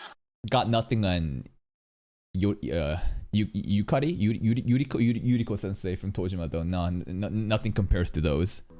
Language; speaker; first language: English; native; English